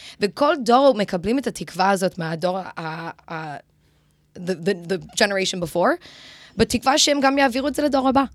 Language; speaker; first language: Hebrew; early bilingual, other home language; English